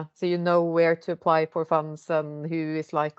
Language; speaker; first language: English; non-native, fluent; Norwegian